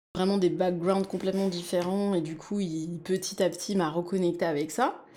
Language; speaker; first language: French; native; French